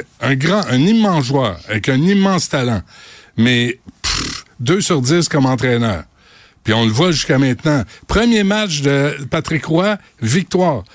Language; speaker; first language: French; native; French